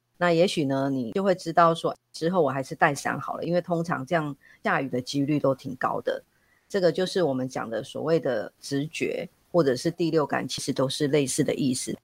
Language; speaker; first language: Chinese; native; Chinese